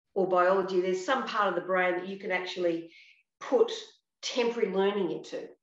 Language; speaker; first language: English; native; English